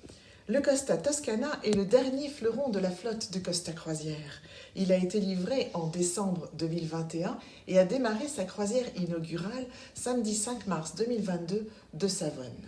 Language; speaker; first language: French; native; French